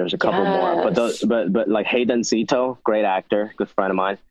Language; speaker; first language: English; non-native, local second language; Wu Chinese